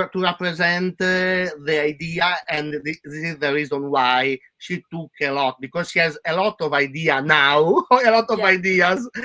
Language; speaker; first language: English; non-native, fluent; Italian